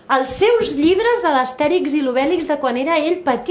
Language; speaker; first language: Catalan; native; Catalan